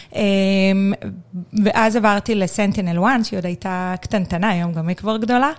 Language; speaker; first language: Hebrew; native; Hebrew